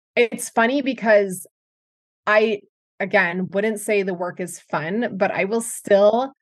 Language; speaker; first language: English; native; English